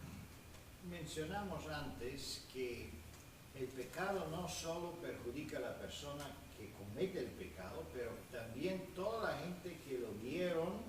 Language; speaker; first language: Spanish; non-native, fluent; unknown